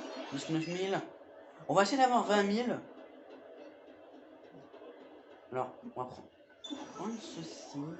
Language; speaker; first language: French; native; French